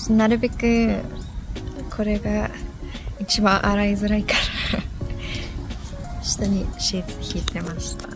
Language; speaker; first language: Japanese; non-native, fluent; English